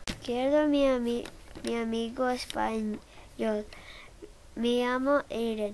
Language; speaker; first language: Spanish; non-native, learner; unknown